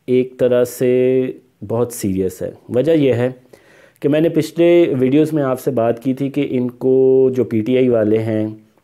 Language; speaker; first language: Urdu; non-native, local second language; Punjabi